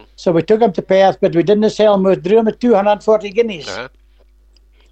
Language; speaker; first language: English; native; English